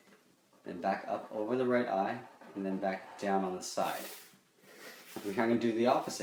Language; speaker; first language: English; native; English